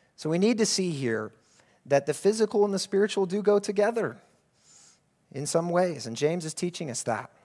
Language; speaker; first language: English; native; English